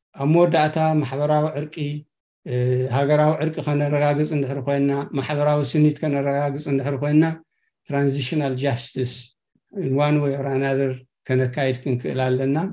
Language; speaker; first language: Tigrinya; native; Tigrinya